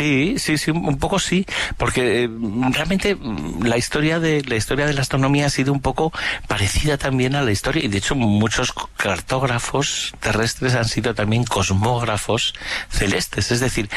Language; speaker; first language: Spanish; native; Spanish